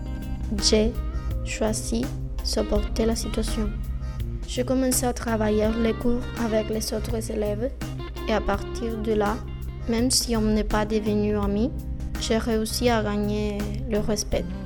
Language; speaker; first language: French; non-native, learner; Spanish